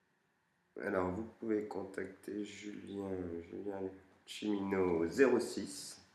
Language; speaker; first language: French; native; French